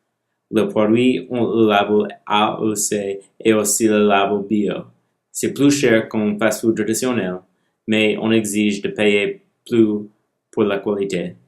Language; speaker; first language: French; non-native, learner; English